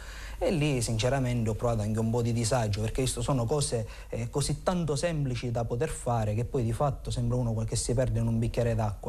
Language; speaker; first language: Italian; native; Italian